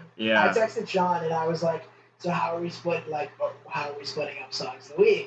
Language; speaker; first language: English; native; English